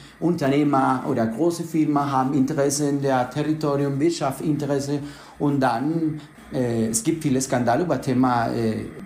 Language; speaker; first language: German; non-native, learner; Spanish